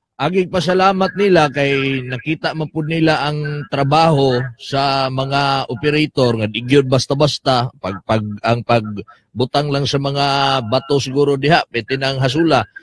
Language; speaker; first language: Cebuano; native; Cebuano